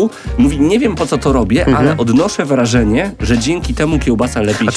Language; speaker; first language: Polish; native; Polish